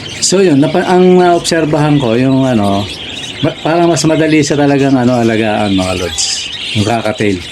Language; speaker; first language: Filipino; native; Filipino